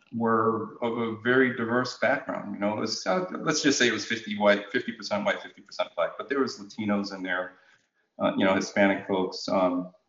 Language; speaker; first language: English; native; English